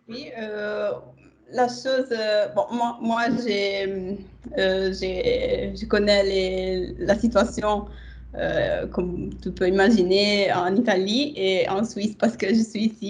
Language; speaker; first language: French; non-native, fluent; Italian